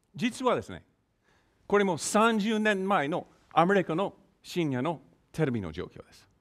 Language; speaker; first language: Japanese; non-native, fluent; English